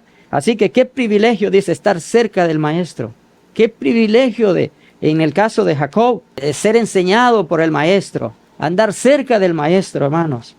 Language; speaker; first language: Spanish; native; Spanish